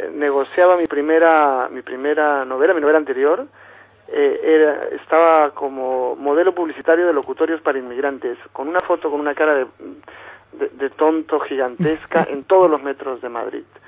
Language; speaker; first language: Spanish; native; Spanish